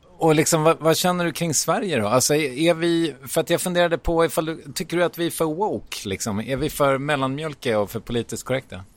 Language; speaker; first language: Swedish; native; Swedish